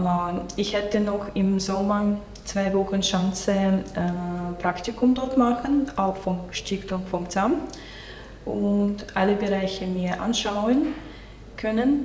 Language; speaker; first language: German; non-native, local second language; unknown